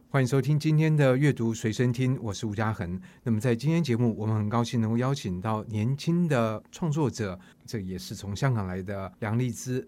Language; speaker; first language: Chinese; native; Chinese